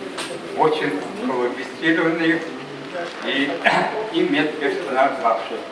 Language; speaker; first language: Russian; non-native, local second language; Yakut